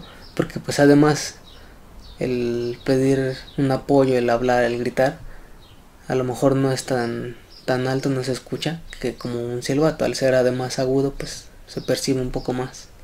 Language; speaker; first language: Spanish; native; Spanish